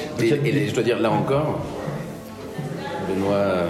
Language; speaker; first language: French; native; French